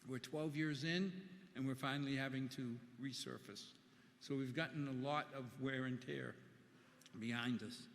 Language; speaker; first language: English; early bilingual, other home language; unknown